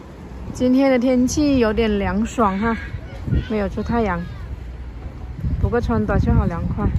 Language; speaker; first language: Chinese; native; Chinese